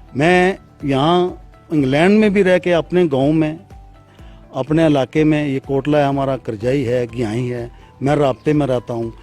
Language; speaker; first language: Urdu; non-native, local second language; Pahari-Potwari